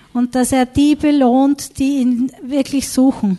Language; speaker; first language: German; native; German